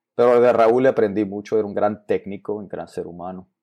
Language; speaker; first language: Spanish; native; Spanish